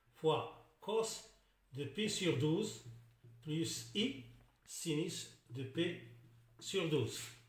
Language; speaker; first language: French; non-native, local second language; Arabic